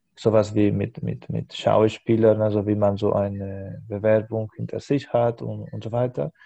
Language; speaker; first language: German; non-native, fluent; Spanish